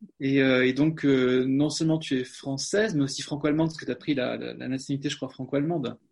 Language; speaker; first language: French; native; French